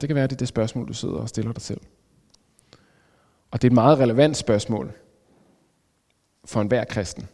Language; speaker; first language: Danish; native; Danish